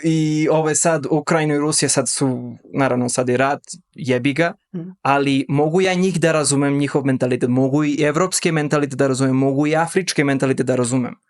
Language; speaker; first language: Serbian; early bilingual, heritage; Serbian